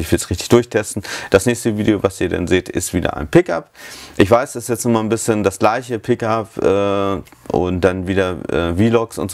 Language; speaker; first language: German; native; German